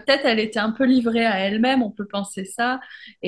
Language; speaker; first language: French; native; French